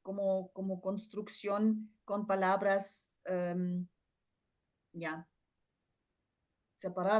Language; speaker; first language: Spanish; non-native, fluent; German